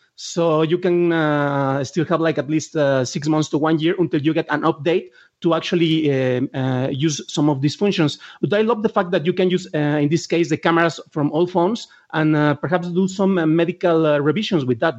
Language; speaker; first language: English; non-native, fluent; Spanish